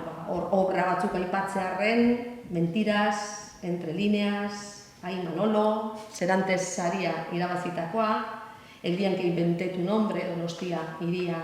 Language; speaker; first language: Basque; native; Basque